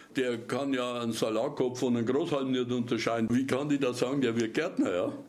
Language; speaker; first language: German; native; German